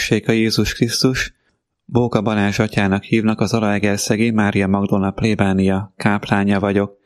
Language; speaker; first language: Hungarian; native; Hungarian